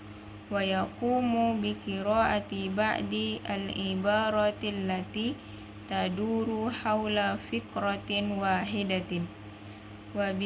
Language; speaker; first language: Arabic; non-native, learner; Indonesian